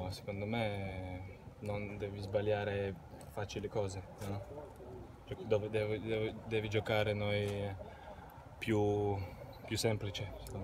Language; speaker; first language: Italian; non-native, learner; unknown